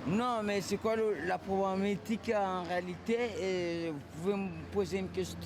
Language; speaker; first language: French; non-native, local second language; Comorian